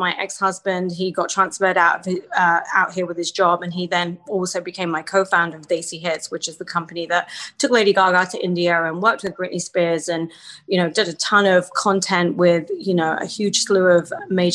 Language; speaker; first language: English; native; English